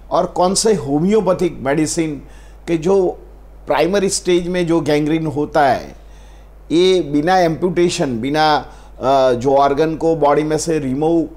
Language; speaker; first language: Hindi; non-native, local second language; Gujarati